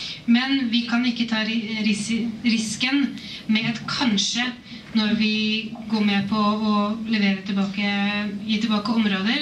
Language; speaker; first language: Norwegian; native; Norwegian